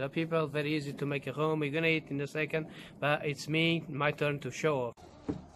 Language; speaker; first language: English; non-native, fluent; Portuguese